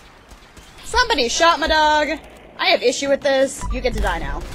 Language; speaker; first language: English; native; English